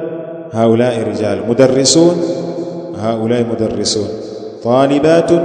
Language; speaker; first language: Arabic; non-native, fluent; Swahili